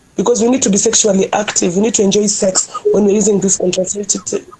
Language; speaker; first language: English; non-native, local second language; Luo (Kenya and Tanzania)